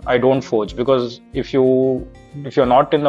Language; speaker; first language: English; non-native, local second language; Urdu